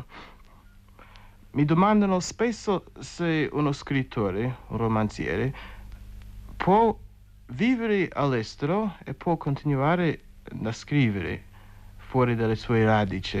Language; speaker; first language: Italian; non-native, fluent; English